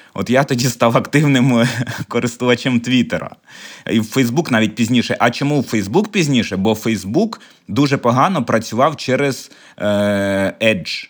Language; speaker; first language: Ukrainian; native; Ukrainian